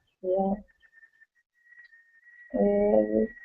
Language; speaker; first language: English; non-native, learner; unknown